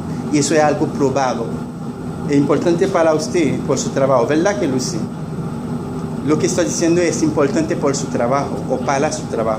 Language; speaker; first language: Spanish; non-native, fluent; Haitian Creole